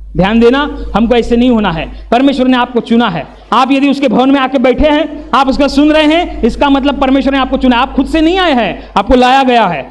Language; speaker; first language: Hindi; non-native, local second language; Marathi